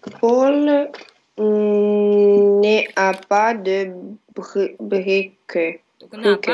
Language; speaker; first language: French; non-native, learner; Russian